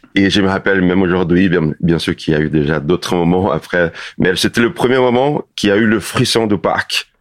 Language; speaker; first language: French; non-native, fluent; Portuguese